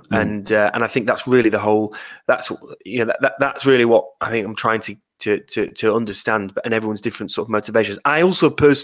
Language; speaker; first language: English; native; English